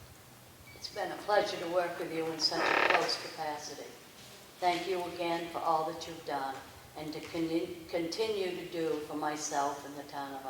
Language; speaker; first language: English; native; English